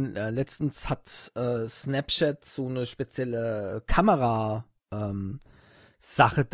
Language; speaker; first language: German; native; German